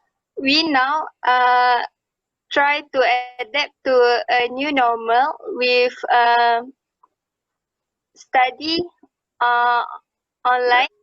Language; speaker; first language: English; non-native, local second language; Malay